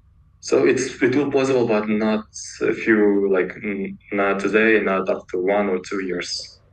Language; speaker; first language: English; non-native, learner; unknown